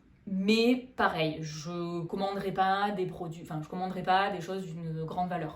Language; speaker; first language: French; native; French